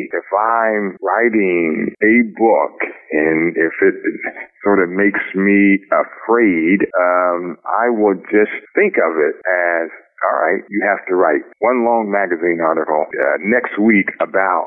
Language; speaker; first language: English; native; English